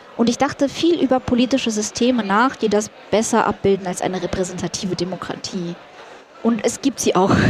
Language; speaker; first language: German; early bilingual, other home language; Russian